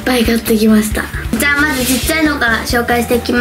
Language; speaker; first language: Japanese; native; Japanese